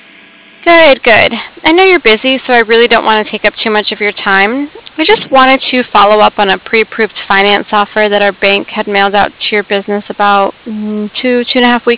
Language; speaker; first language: English; native; English